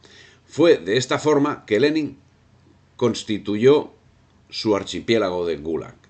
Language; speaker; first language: Spanish; native; Spanish